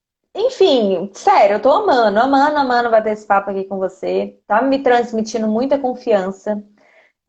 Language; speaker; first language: Portuguese; native; Portuguese